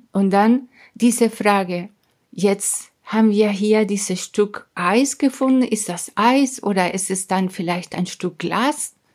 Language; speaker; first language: German; non-native, fluent; Spanish